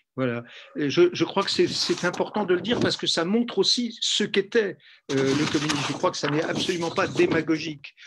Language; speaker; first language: French; native; French